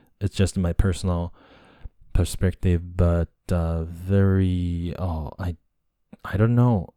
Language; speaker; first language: English; non-native, fluent; Japanese